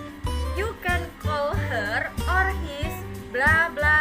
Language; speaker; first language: English; non-native, learner; Indonesian